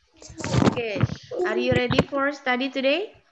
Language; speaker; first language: English; non-native, learner; Indonesian